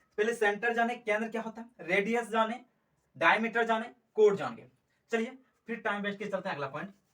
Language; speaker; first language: Hindi; native; Hindi